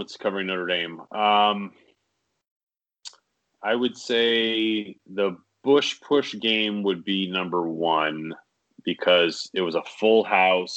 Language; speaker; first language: English; native; English